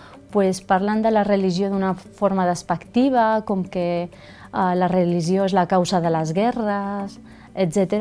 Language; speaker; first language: Catalan; early bilingual, other home language; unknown